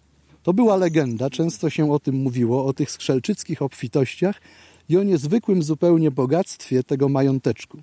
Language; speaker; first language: Polish; native; Polish